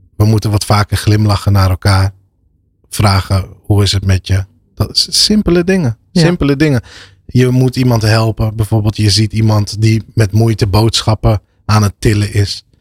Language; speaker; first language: Dutch; early bilingual, other home language; Arabic